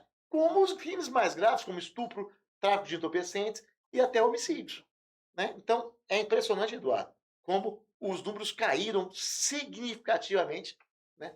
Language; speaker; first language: Portuguese; native; Portuguese